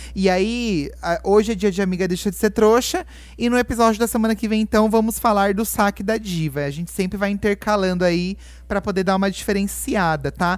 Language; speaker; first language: Portuguese; native; Portuguese